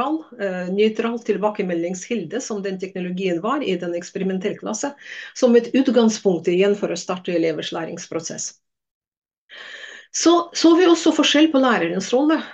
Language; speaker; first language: Norwegian; non-native, fluent; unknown